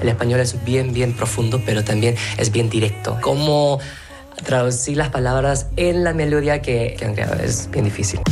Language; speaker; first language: Spanish; non-native, fluent; Korean